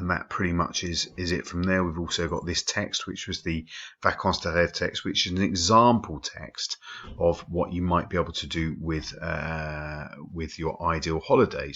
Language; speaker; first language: English; native; English